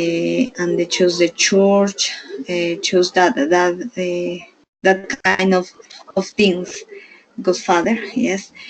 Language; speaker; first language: English; non-native, learner; Spanish